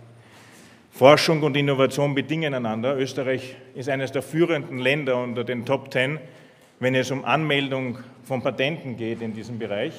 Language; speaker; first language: German; native; German